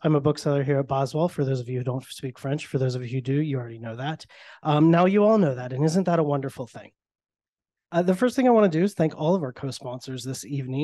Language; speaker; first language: English; native; English